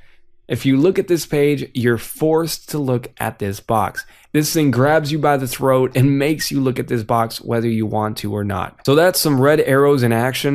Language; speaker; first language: English; native; English